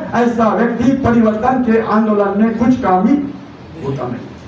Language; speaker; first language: Hindi; non-native, local second language; Marathi